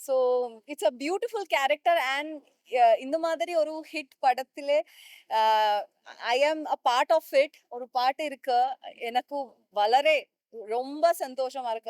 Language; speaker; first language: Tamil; non-native, learner; Malayalam